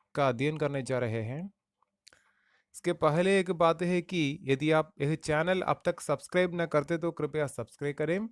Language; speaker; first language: Hindi; non-native, local second language; Malayalam